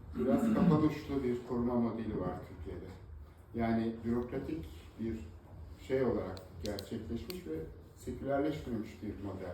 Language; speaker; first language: Turkish; native; Turkish